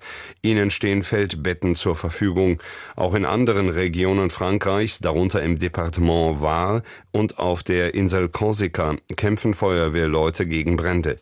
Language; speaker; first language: German; native; German